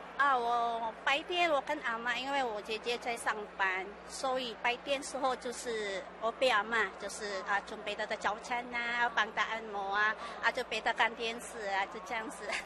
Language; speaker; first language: Chinese; non-native, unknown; Filipino